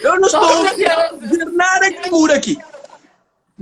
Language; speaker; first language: Portuguese; non-native, learner; Kabuverdianu